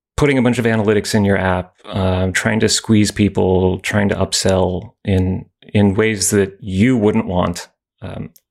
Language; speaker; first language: English; native; English